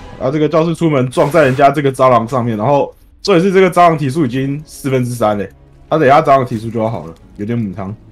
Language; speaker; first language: Chinese; native; Chinese